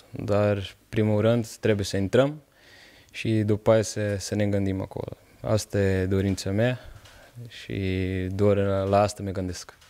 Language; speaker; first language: Romanian; non-native, fluent; Portuguese